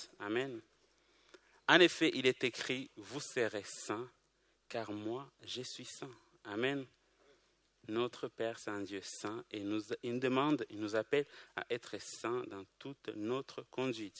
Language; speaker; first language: French; non-native, local second language; Kinyarwanda